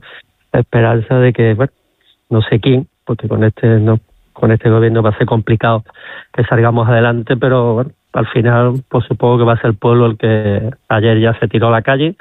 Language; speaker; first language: Spanish; native; Spanish